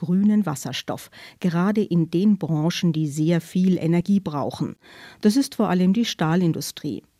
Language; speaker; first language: German; native; German